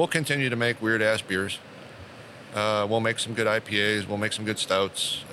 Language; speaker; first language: English; native; English